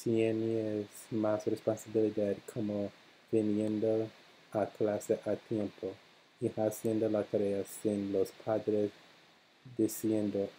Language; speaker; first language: Spanish; non-native, learner; English